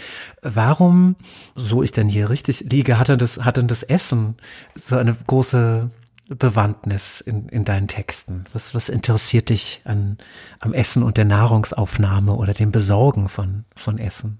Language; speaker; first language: German; native; German